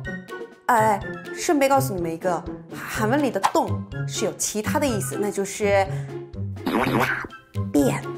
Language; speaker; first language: Chinese; non-native, fluent; Korean